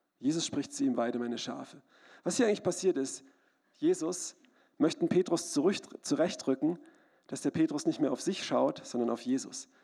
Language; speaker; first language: German; native; German